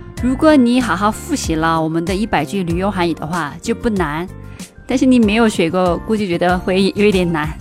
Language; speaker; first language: Chinese; non-native, fluent; Korean